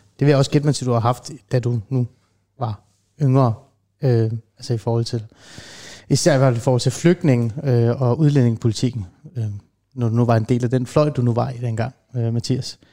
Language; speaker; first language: Danish; early bilingual, other home language; Persian